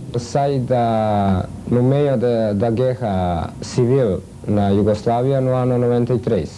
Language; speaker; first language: Portuguese; non-native, fluent; Serbian